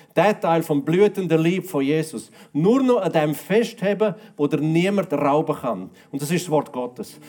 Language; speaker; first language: German; native; German